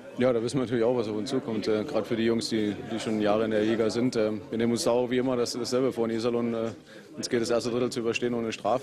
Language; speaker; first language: German; native; German